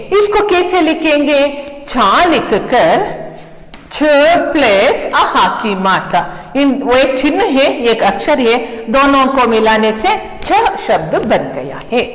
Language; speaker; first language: Hindi; non-native, local second language; Kannada